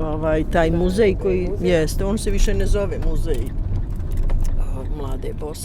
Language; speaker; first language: Bosnian; native; Bosnian